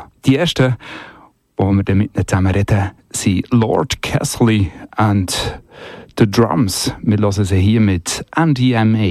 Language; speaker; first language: German; native; German